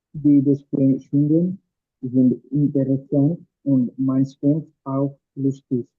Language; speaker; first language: German; non-native, learner; Bangla